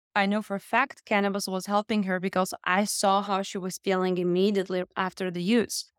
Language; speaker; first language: English; non-native, fluent; Lithuanian